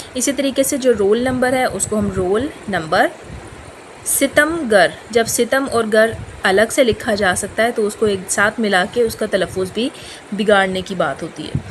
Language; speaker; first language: Urdu; native; Urdu